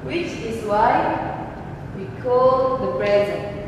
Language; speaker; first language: English; non-native, learner; Indonesian